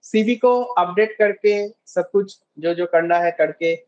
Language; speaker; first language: Hindi; non-native, local second language; Bangla